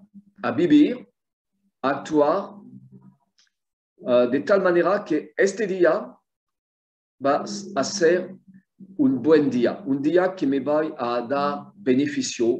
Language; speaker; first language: Spanish; non-native, fluent; French